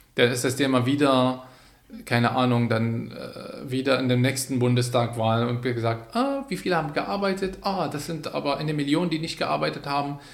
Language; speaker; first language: German; non-native, fluent; Arabic